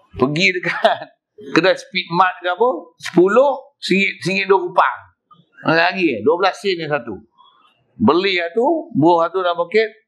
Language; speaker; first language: Malay; native; Malay